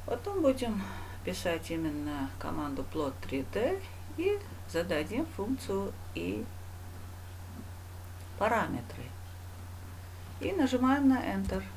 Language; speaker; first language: Russian; non-native, local second language; Uzbek